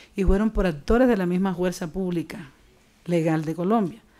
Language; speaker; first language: Spanish; native; Spanish